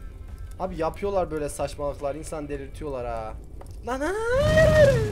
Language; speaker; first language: Turkish; native; Turkish